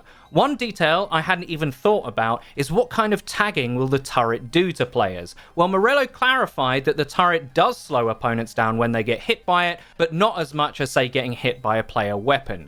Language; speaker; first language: English; native; English